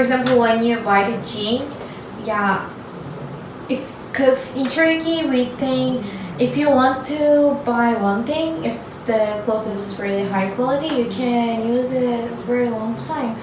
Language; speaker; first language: English; non-native, learner; Turkish